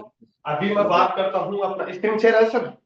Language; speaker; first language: Hindi; native; Hindi